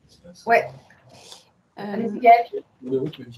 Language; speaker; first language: French; native; French